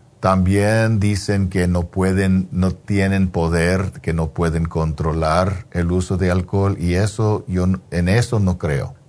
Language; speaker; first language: Spanish; non-native, fluent; English